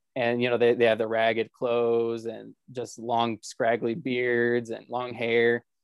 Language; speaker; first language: English; native; English